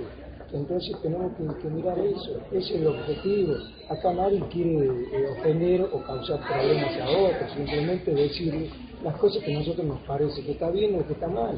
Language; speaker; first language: Spanish; native; Spanish